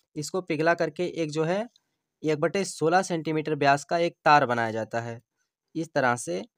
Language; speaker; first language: Hindi; native; Hindi